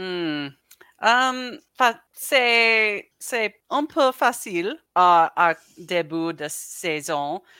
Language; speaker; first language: French; non-native, learner; English